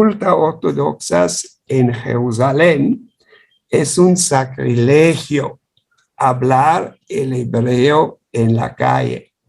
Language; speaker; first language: Spanish; non-native, fluent; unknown